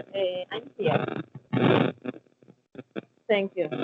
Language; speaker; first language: English; non-native, learner; Spanish